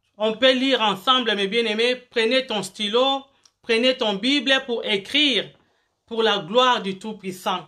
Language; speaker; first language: French; non-native, local second language; Lingala